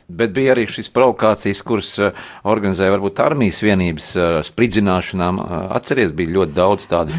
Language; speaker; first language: Latvian; native; Latvian